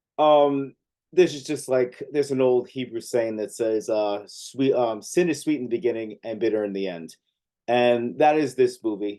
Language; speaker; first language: English; native; English